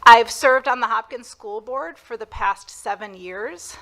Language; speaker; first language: English; native; English